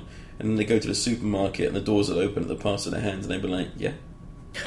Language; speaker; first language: English; native; English